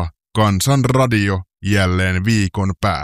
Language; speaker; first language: Finnish; native; Finnish